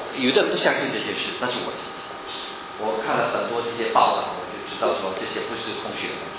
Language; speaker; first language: Chinese; native; Chinese